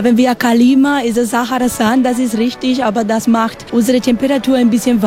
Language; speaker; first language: German; non-native, learner; Spanish